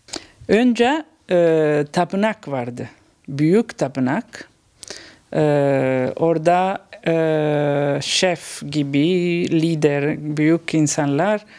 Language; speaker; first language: Turkish; non-native, learner; Italian